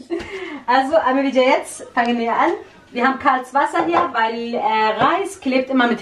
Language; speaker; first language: German; non-native, learner; Central Kurdish